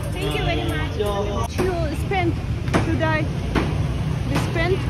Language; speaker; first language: English; non-native, learner; Russian